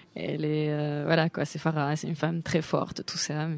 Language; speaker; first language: French; non-native, local second language; Arabic